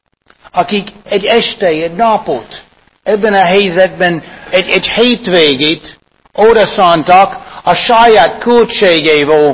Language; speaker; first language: Hungarian; non-native, fluent; English